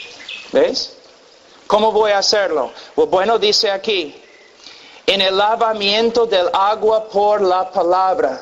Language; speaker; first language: Spanish; non-native, fluent; English